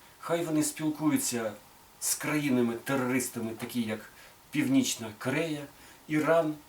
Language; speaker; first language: Ukrainian; non-native, local second language; Russian